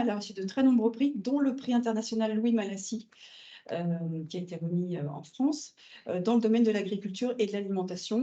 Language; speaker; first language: French; native; French